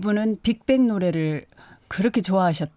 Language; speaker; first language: Korean; native; Korean